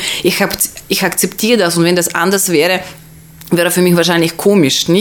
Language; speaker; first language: German; non-native, fluent; Russian